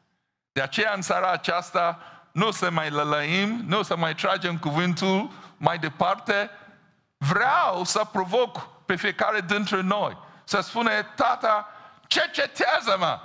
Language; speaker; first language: Romanian; non-native, fluent; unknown